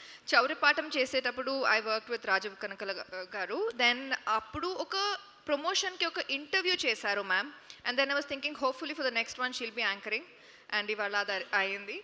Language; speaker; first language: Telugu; non-native, fluent; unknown